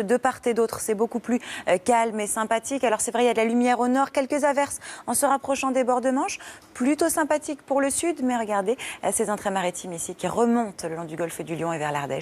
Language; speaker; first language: French; native; French